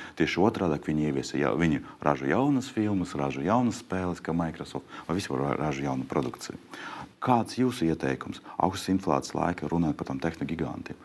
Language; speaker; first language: Latvian; non-native, local second language; Russian